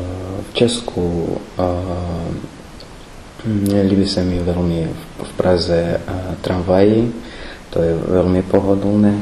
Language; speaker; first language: Slovak; non-native, learner; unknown